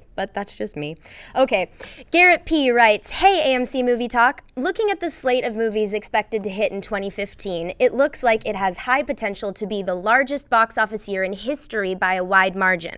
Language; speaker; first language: English; native; English